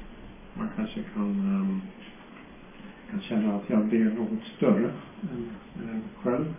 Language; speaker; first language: Swedish; non-native, fluent; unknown